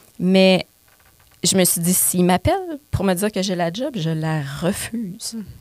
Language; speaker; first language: French; native; French